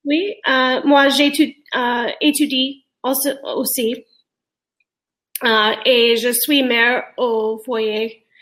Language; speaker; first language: French; non-native, learner; English